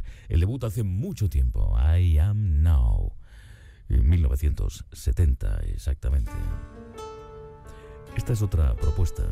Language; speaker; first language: Spanish; native; Spanish